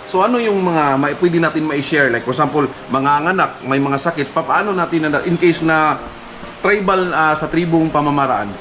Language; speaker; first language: Filipino; non-native, local second language; Cebuano